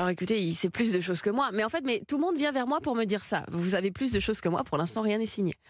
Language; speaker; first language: French; native; French